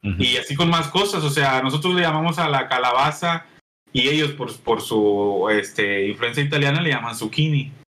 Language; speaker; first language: Spanish; native; Spanish